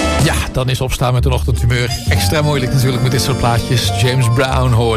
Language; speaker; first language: Dutch; native; Dutch